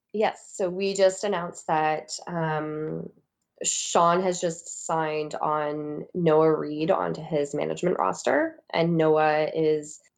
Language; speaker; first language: English; native; English